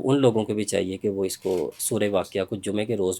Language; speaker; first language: Urdu; native; Urdu